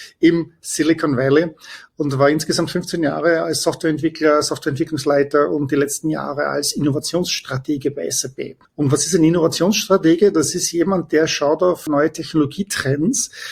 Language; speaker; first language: German; native; German